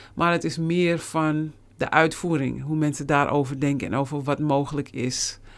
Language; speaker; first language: Dutch; native; Dutch